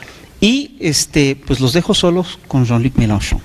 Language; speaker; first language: Spanish; native; Spanish